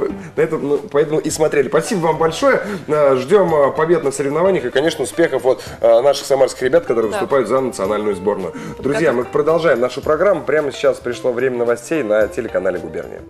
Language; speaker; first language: Russian; native; Russian